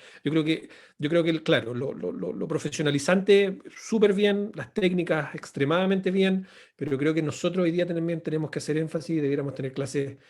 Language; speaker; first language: Spanish; native; Spanish